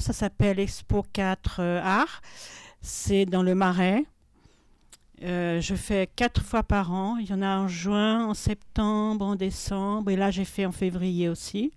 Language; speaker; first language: French; non-native, fluent; Portuguese